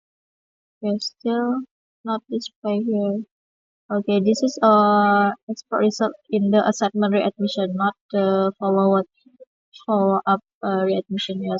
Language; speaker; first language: English; non-native, learner; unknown